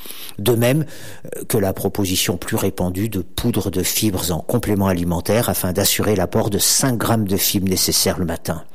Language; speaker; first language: French; native; French